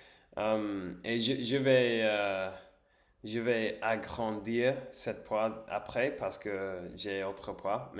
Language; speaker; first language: French; non-native, learner; English